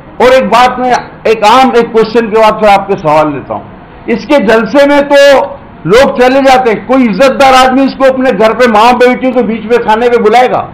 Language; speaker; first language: Urdu; non-native, local second language; Sindhi